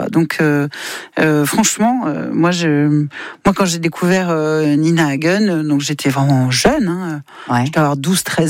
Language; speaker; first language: French; native; French